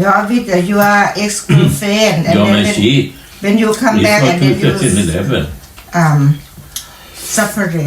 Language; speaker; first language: English; non-native, learner; Thai